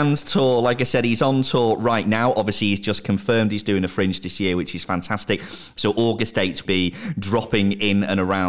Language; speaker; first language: English; native; English